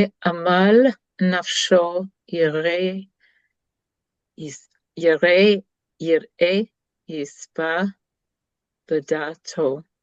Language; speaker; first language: Hebrew; non-native, learner; English